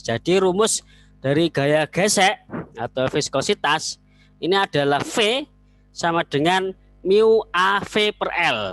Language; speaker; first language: Indonesian; native; Indonesian